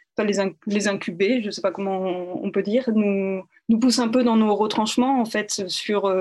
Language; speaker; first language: French; native; French